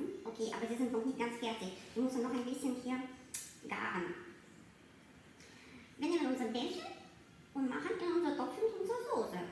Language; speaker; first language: German; non-native, fluent; Russian